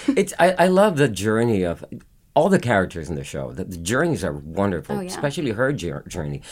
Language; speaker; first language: English; non-native, local second language; Filipino